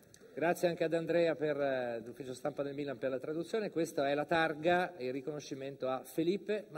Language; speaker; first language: Italian; native; Italian